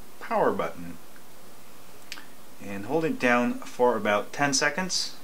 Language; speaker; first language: English; native; English